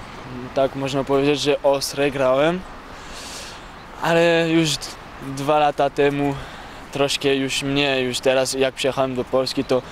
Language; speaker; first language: Polish; early bilingual, heritage; French